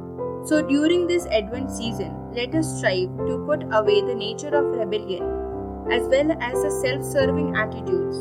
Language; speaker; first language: English; non-native, local second language; Malayalam